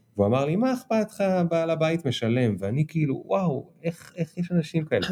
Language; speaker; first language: Hebrew; native; Hebrew